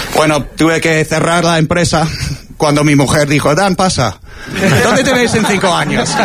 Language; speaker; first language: Spanish; non-native, fluent; English